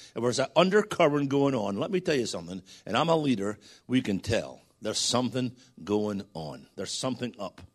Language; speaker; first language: English; native; English